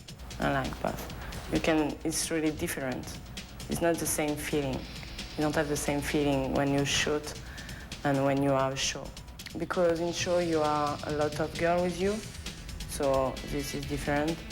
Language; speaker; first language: English; non-native, learner; French